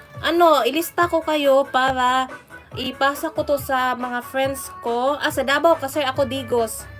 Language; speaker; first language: Filipino; non-native, local second language; Cebuano